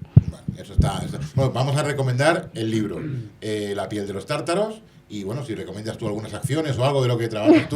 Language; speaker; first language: Spanish; native; Spanish